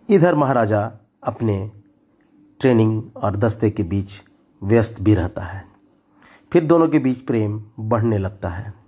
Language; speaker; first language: Hindi; native; Hindi